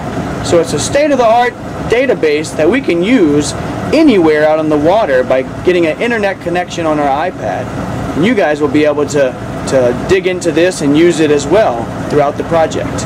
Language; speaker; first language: English; native; English